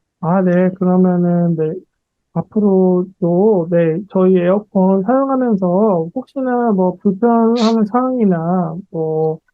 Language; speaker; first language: Korean; native; Korean